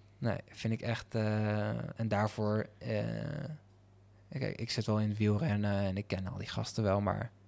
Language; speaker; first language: Dutch; native; Dutch